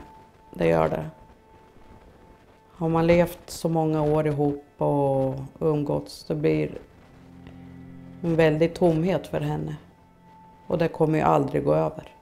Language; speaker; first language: Swedish; early bilingual, other home language; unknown